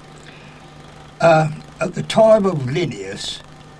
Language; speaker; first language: English; native; English